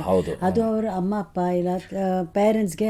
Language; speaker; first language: Kannada; non-native, local second language; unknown